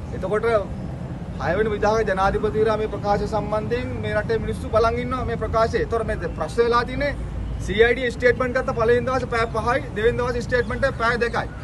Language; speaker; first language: Sinhala; native; Sinhala